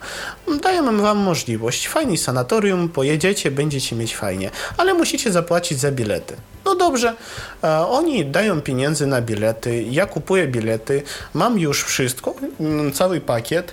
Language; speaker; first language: Polish; non-native, fluent; Russian